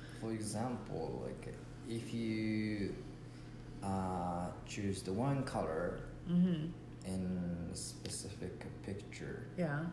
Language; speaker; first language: English; non-native, learner; Japanese